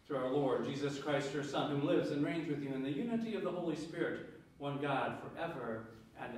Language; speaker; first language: English; native; English